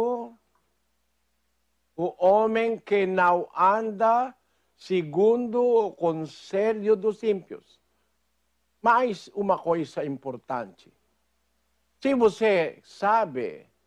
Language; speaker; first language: Portuguese; non-native, fluent; Filipino